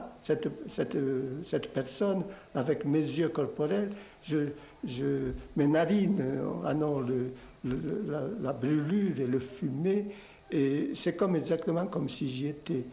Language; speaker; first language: French; non-native, local second language; Occitan